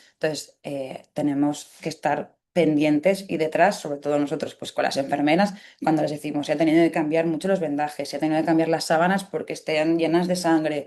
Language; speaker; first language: Spanish; native; Spanish